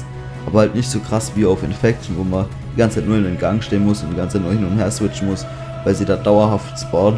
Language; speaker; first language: German; native; German